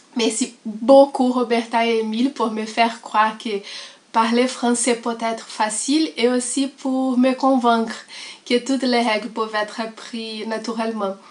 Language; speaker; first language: French; non-native, fluent; Portuguese